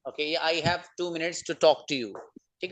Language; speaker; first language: Hindi; native; Hindi